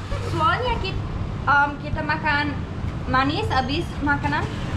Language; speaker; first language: Indonesian; non-native, learner; English